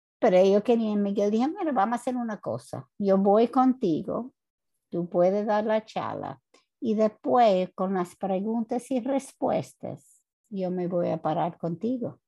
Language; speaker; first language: Spanish; non-native, fluent; English